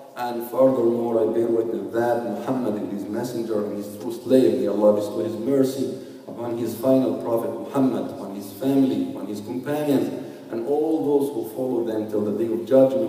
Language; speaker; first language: English; non-native, fluent; Arabic